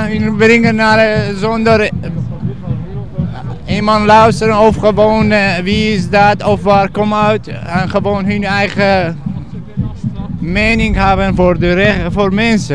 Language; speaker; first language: Dutch; non-native, learner; Persian